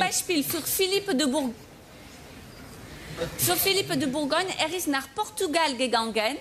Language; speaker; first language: German; non-native, fluent; French